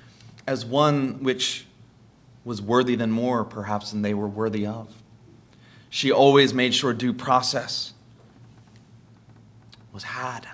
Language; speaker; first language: English; native; English